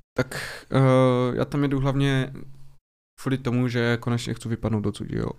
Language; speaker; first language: Czech; native; Czech